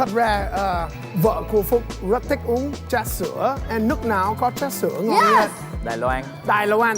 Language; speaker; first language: Vietnamese; non-native, learner; English